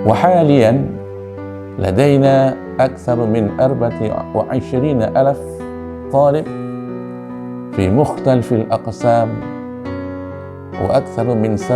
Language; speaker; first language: Arabic; non-native, fluent; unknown